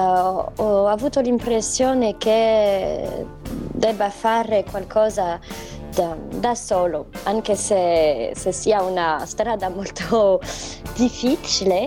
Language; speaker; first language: Italian; non-native, fluent; French